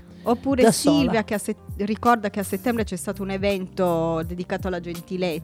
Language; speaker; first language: Italian; native; Italian